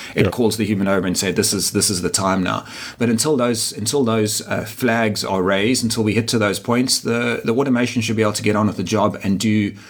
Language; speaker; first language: English; native; English